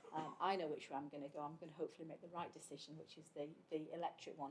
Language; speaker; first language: English; native; English